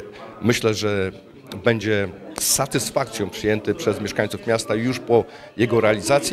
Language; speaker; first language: Polish; native; Polish